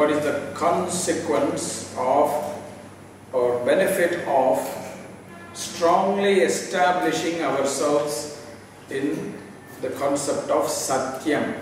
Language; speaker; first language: English; non-native, local second language; Tamil